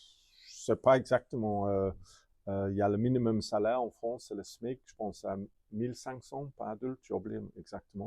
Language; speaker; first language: French; non-native, fluent; English